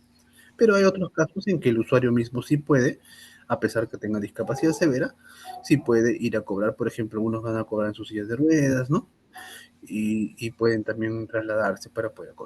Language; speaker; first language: Spanish; native; Spanish